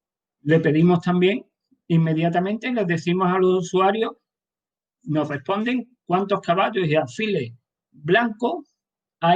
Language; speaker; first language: Spanish; native; Spanish